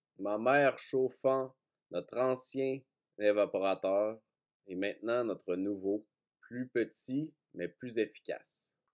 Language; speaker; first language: French; native; French